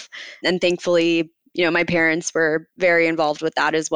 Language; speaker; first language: English; native; English